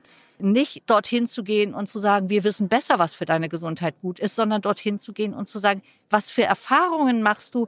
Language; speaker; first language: German; native; German